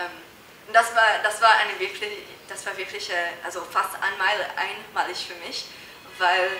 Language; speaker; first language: German; non-native, fluent; English